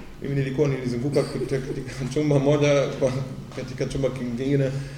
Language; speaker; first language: Swahili; non-native, fluent; German